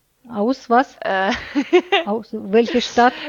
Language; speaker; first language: German; non-native, learner; Russian